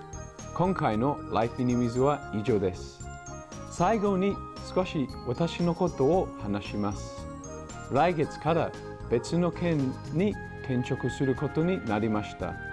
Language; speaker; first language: Japanese; non-native, fluent; English